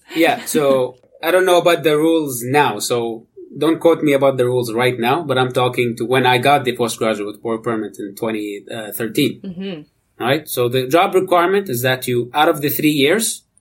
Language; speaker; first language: English; non-native, fluent; Arabic